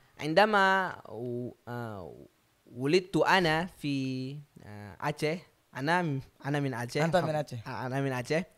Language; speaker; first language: Arabic; non-native, learner; Indonesian